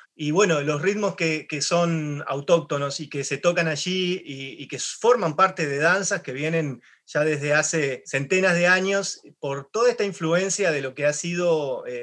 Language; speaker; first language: Spanish; native; Spanish